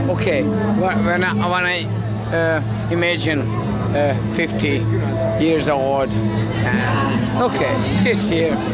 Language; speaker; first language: English; non-native, learner; Hungarian